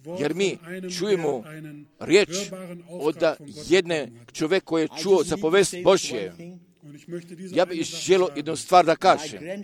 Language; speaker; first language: Croatian; early bilingual, heritage; Croatian